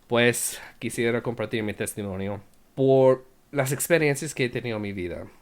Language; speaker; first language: Spanish; non-native, fluent; English